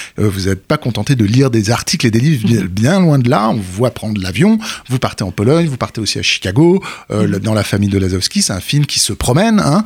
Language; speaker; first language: French; native; French